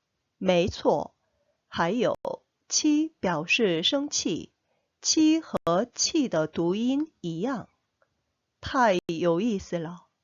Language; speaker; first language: Chinese; non-native, fluent; Korean